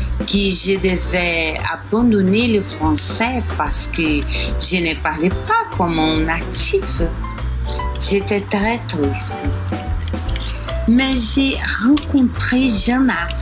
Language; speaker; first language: French; non-native, learner; Portuguese